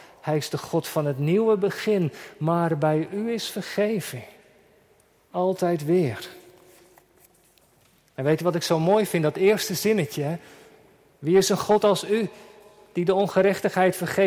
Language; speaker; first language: Dutch; native; Dutch